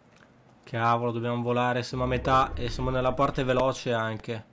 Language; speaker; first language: Italian; native; Italian